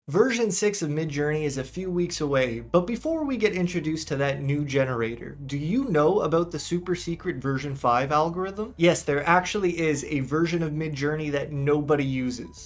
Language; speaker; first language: English; native; English